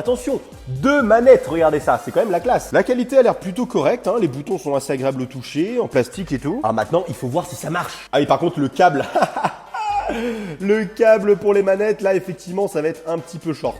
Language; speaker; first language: French; native; French